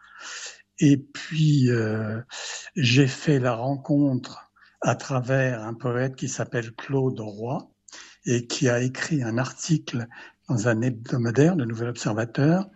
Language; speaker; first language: French; native; French